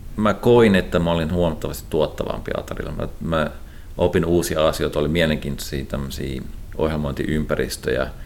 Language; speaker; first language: Finnish; native; Finnish